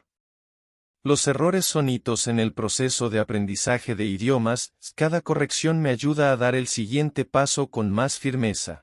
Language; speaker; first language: Spanish; non-native, fluent; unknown